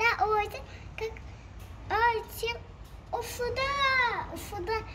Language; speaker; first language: Russian; early bilingual, heritage; Tajik